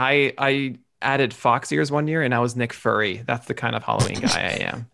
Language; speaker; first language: English; native; English